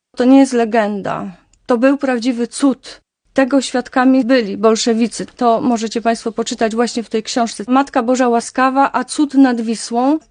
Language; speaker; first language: Polish; native; Polish